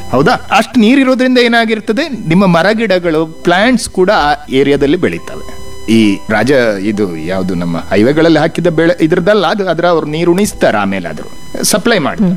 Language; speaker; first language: Kannada; non-native, local second language; Malayalam